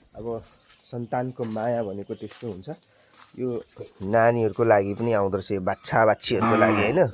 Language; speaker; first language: Nepali; non-native, local second language; Limbu